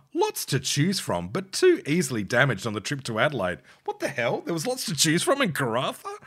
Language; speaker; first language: English; native; English